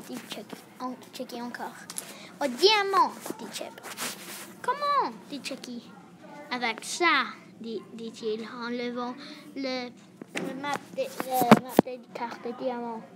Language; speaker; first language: French; non-native, learner; English